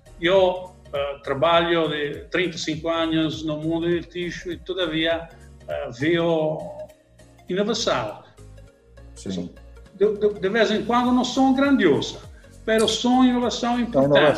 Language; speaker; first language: Portuguese; non-native, learner; Italian